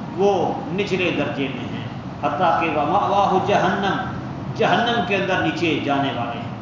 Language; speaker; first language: Urdu; non-native, local second language; Punjabi